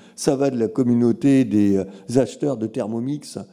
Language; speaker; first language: French; native; French